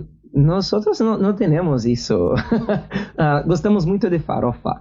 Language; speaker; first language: Spanish; non-native, learner; Portuguese